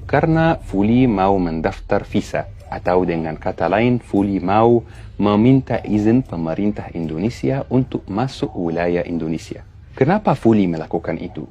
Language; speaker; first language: Malay; non-native, fluent; Arabic